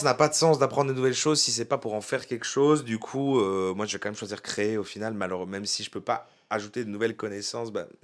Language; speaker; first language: French; native; French